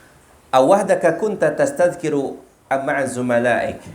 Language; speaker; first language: Arabic; non-native, fluent; Indonesian